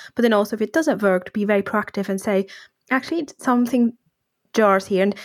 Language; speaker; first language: English; non-native, fluent; Swiss German